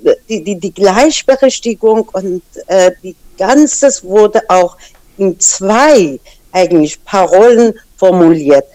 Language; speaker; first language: German; non-native, fluent; Persian